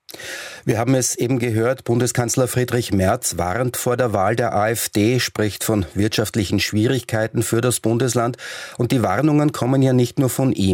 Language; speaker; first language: German; native; German